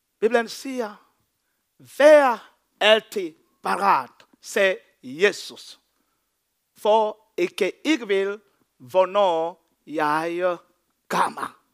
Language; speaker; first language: Danish; non-native, fluent; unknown